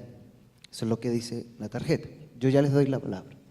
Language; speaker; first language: Spanish; native; Spanish